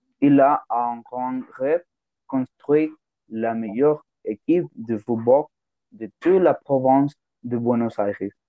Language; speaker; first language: French; non-native, learner; Spanish